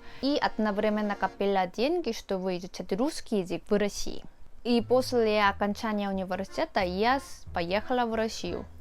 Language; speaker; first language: Russian; non-native, fluent; Korean